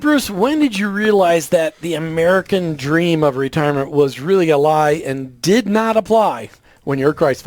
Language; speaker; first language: English; native; English